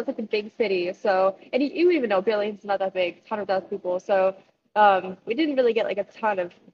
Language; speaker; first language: English; native; English